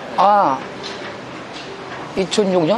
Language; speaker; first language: Korean; non-native, learner; Filipino